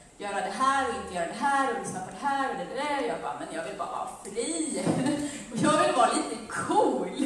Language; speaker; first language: Swedish; early bilingual, other home language; Amharic